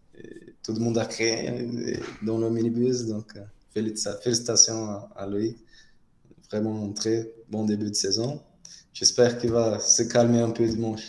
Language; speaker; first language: French; non-native, fluent; Portuguese